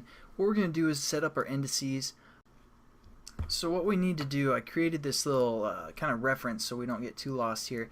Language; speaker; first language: English; native; English